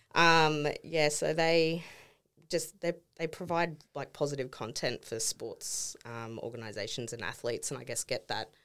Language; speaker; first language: English; native; English